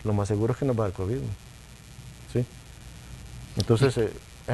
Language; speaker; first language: Spanish; native; Spanish